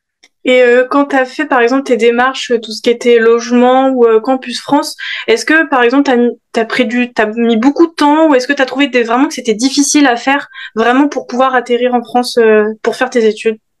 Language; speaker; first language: French; native; French